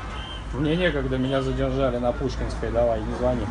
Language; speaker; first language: Russian; native; Russian